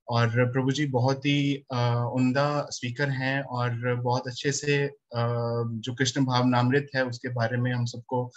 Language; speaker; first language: Hindi; native; Hindi